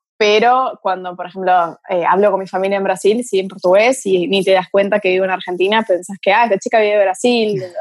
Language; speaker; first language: Spanish; early bilingual, other home language; Portuguese